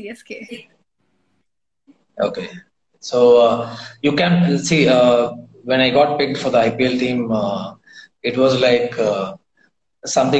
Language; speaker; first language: English; non-native, local second language; Tamil